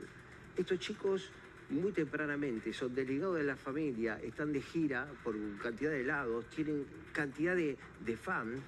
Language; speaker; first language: Spanish; native; Spanish